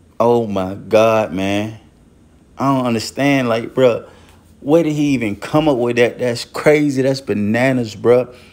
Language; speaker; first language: English; native; English